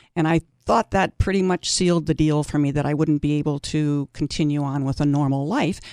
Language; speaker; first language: English; native; English